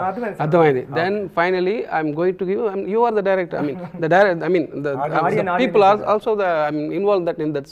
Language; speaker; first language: Telugu; non-native, local second language; Tamil